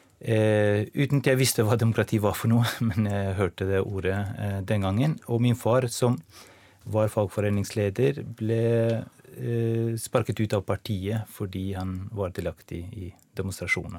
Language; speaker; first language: Norwegian; non-native, fluent; Albanian